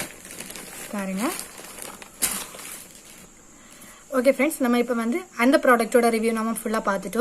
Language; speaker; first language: Tamil; native; Tamil